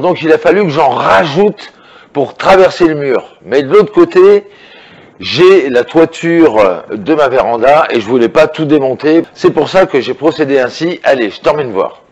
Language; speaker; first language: French; native; French